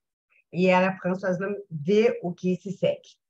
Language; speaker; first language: French; non-native, fluent; Portuguese